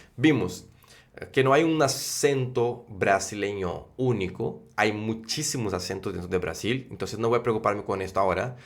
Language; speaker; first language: Spanish; non-native, fluent; Portuguese